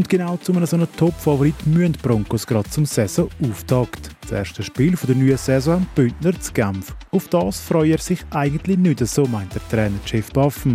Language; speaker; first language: German; native; German